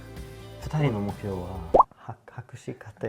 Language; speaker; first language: Japanese; non-native, fluent; Swedish